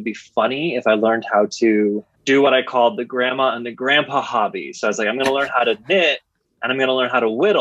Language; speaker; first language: English; native; English